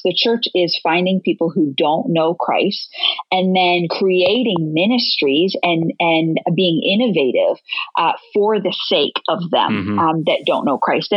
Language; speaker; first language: English; native; English